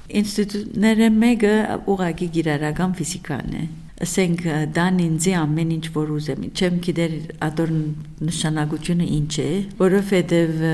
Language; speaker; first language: Armenian; early bilingual, heritage; Armenian